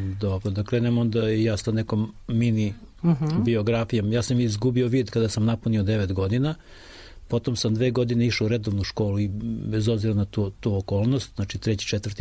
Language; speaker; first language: Serbian; native; Serbian